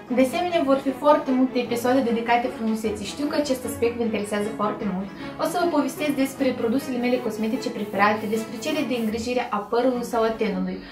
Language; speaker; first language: Romanian; non-native, fluent; Russian